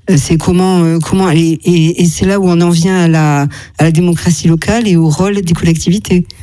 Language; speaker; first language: French; native; French